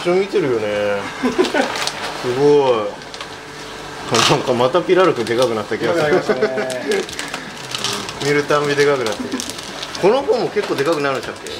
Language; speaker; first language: Japanese; native; Japanese